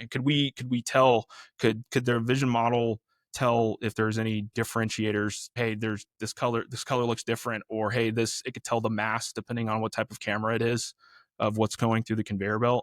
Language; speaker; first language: English; native; English